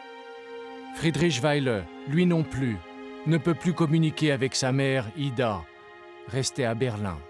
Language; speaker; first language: French; native; French